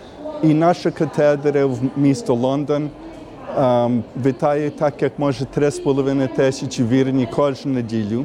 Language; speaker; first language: Ukrainian; early bilingual, heritage; Ukrainian